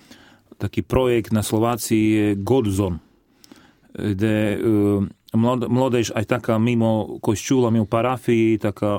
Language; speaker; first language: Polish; non-native, learner; Slovak